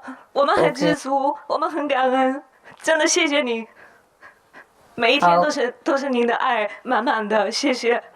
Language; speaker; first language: Chinese; native; Chinese